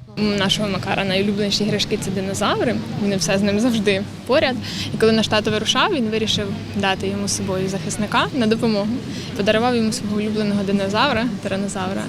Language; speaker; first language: Ukrainian; native; Ukrainian